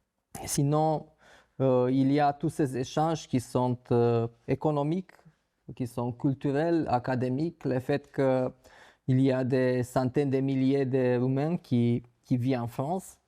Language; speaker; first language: French; non-native, fluent; Romanian